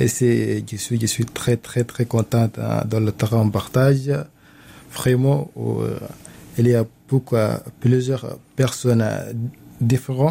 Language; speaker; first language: French; non-native, learner; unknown